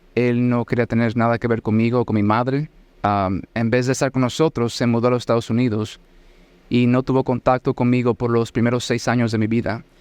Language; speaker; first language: Spanish; early bilingual, heritage; Spanish